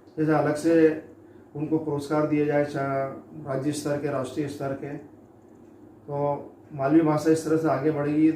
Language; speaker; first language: Hindi; native; Hindi